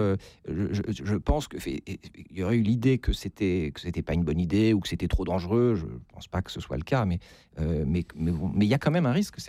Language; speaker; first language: French; native; French